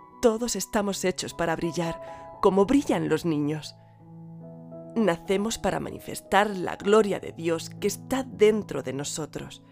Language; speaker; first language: Spanish; native; Spanish